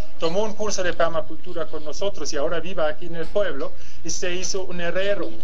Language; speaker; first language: Spanish; non-native, fluent; German